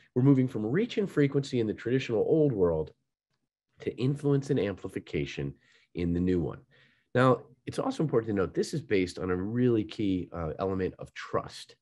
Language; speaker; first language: English; native; English